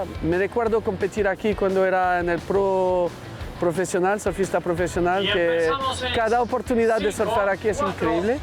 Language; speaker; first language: Spanish; non-native, fluent; French